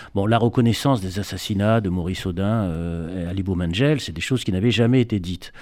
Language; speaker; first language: French; native; French